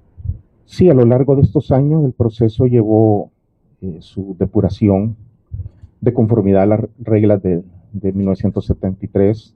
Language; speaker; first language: Spanish; native; Spanish